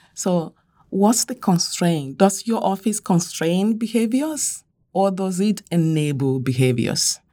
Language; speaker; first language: English; non-native, local second language; Yoruba